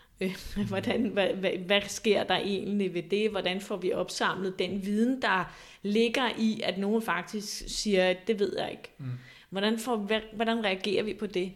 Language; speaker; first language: Danish; native; Danish